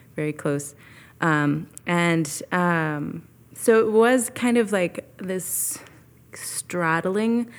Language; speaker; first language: English; native; English